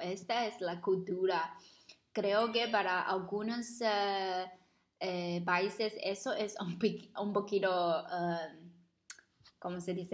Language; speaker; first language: Spanish; non-native, learner; Chinese